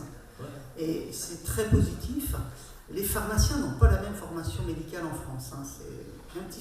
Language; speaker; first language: French; native; French